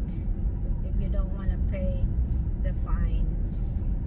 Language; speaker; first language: English; non-native, local second language; Filipino